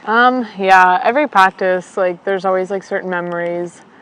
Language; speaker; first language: English; native; English